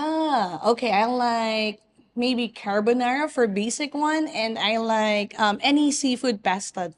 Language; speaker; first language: English; non-native, fluent; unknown